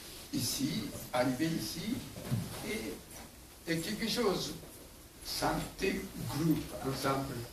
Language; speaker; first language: French; non-native, learner; Japanese